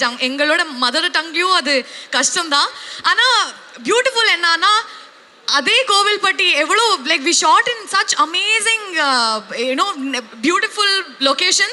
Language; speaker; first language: Tamil; non-native, learner; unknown